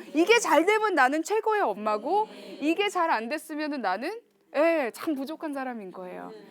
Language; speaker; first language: Korean; early bilingual, heritage; Korean